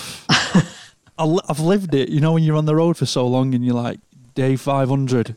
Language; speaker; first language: English; native; English